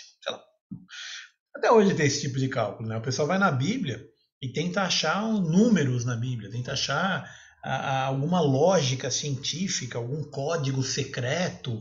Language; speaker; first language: Portuguese; native; Portuguese